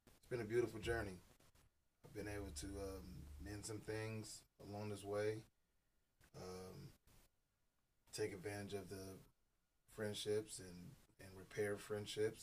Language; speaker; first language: English; native; English